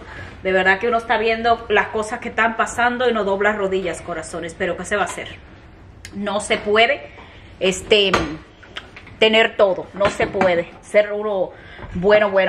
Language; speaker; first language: Spanish; native; Spanish